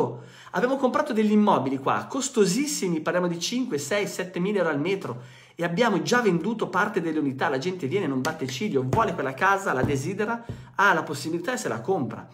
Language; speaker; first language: Italian; native; Italian